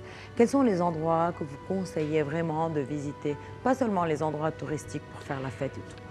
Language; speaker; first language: French; non-native, local second language; Arabic